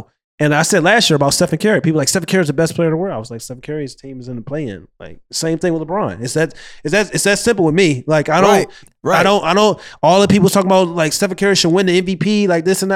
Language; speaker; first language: English; native; English